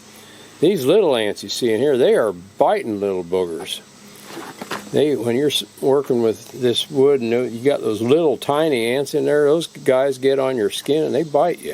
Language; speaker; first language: English; native; English